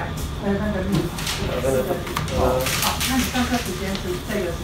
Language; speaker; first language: Chinese; native; Chinese